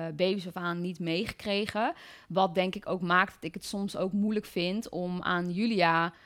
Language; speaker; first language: Dutch; native; Dutch